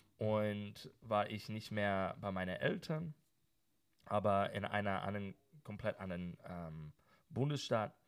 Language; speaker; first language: German; non-native, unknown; English